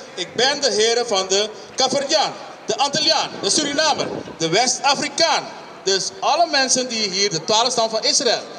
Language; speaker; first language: Dutch; non-native, local second language; Papiamento